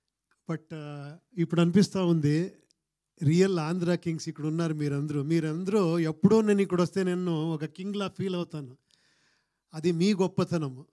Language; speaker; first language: Telugu; non-native, fluent; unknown